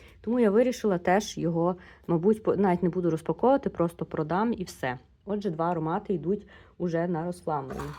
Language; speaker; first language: Ukrainian; non-native, local second language; Russian